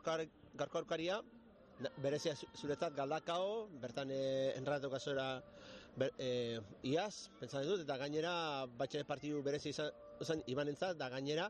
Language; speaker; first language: Basque; native; Basque